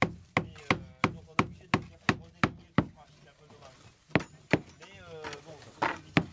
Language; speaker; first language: French; native; French